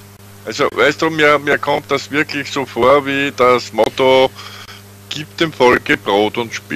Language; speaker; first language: German; native; German